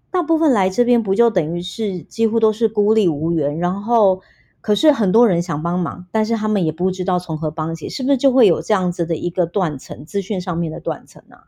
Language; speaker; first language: Chinese; native; Chinese